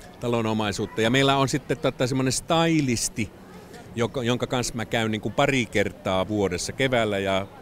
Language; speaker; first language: Finnish; native; Finnish